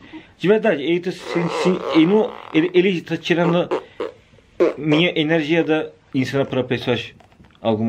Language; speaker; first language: Portuguese; non-native, learner; Turkish